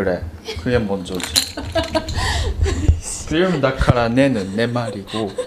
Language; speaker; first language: Korean; non-native, learner; Japanese